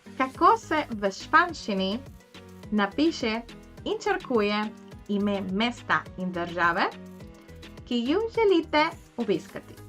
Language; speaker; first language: Slovenian; non-native, fluent; Spanish